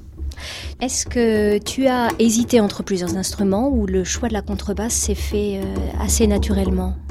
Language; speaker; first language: French; native; French